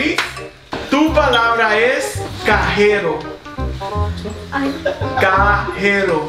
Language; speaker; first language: Spanish; early bilingual, heritage; Spanish